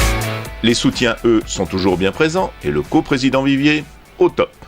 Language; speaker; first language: French; native; French